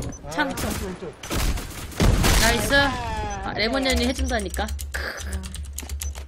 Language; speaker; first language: Korean; native; Korean